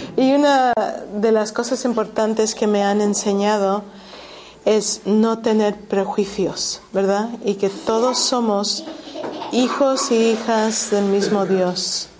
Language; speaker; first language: Spanish; early bilingual, heritage; Spanish